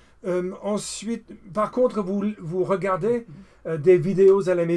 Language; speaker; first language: French; non-native, fluent; English